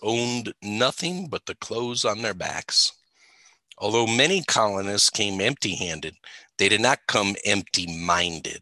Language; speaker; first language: English; native; English